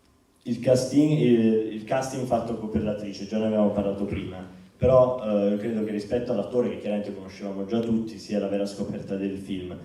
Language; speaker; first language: Italian; native; Italian